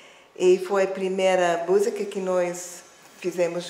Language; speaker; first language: Portuguese; non-native, fluent; English